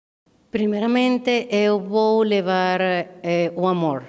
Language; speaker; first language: Portuguese; non-native, fluent; Spanish